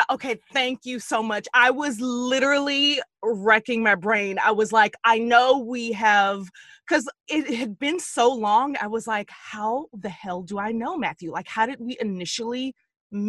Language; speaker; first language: English; native; English